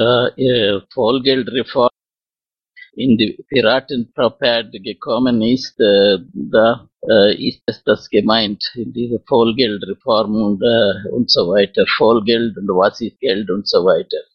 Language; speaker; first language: German; non-native, fluent; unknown